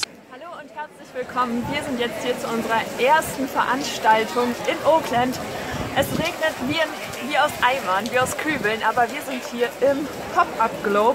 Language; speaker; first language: German; native; German